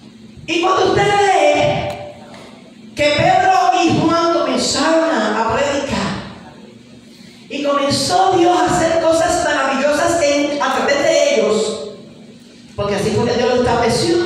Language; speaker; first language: Spanish; native; Spanish